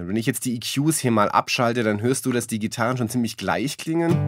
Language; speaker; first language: German; native; German